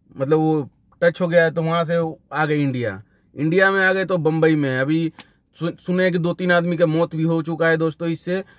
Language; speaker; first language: Hindi; native; Hindi